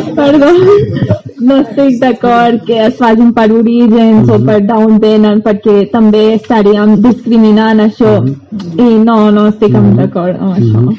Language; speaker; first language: Catalan; early bilingual, other home language; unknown